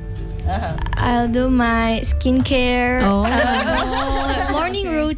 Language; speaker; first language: English; non-native, learner; Indonesian